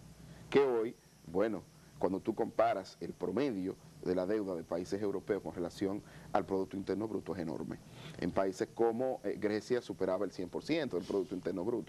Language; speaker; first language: Spanish; native; Spanish